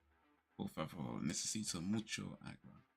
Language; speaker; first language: Spanish; non-native, learner; English